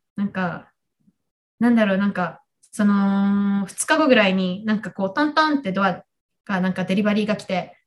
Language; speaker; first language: Japanese; native; Japanese